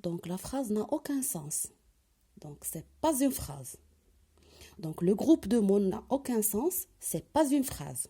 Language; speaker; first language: French; non-native, local second language; Arabic